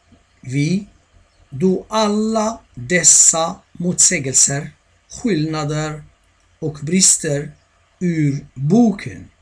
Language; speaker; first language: Swedish; non-native, fluent; Arabic